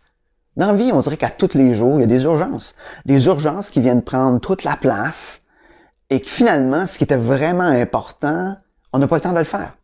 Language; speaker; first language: French; native; French